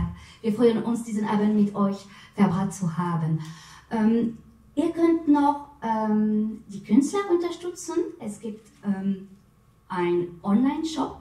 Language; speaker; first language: German; non-native, fluent; French